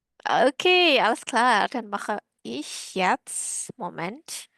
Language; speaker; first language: German; non-native, learner; Indonesian